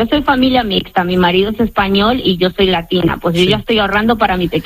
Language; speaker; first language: Spanish; native; Spanish